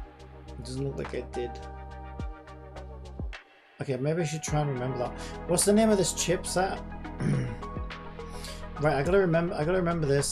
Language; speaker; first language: English; native; English